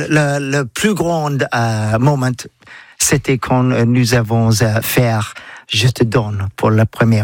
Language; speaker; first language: French; non-native, learner; English